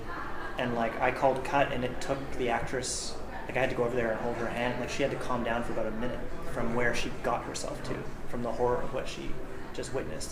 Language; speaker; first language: English; native; English